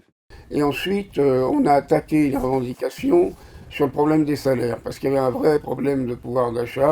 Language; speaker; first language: French; native; French